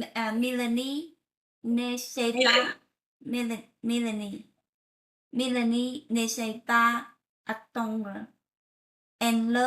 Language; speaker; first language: French; non-native, learner; Vietnamese